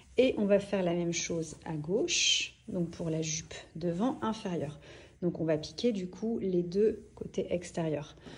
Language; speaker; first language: French; native; French